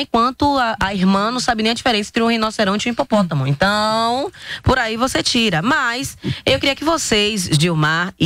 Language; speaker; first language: Portuguese; native; Portuguese